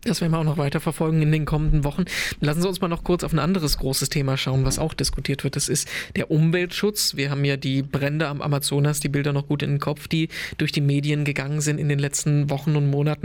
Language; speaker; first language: German; native; German